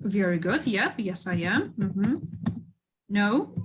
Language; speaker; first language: English; non-native, fluent; Kyrgyz